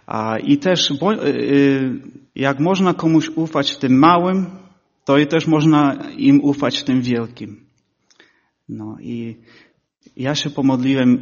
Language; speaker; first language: Polish; early bilingual, heritage; Polish